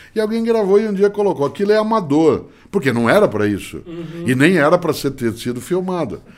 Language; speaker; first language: Portuguese; native; Portuguese